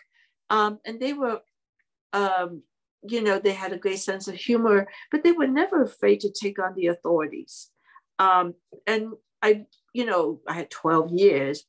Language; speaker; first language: English; non-native, local second language; Cantonese